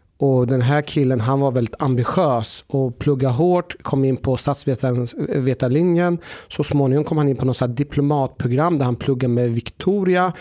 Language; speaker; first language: Swedish; early bilingual, other home language; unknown